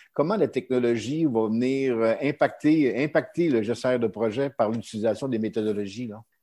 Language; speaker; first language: French; native; French